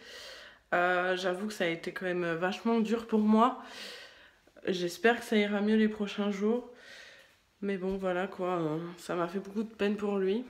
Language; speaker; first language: French; native; French